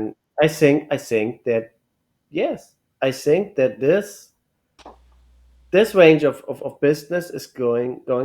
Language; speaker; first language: English; non-native, learner; German